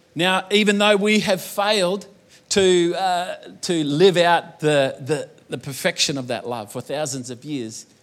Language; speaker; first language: English; native; English